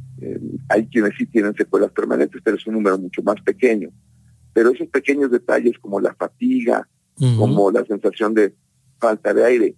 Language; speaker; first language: Spanish; native; Spanish